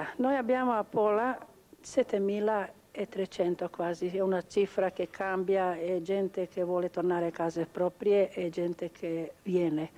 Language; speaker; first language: Italian; non-native, local second language; Croatian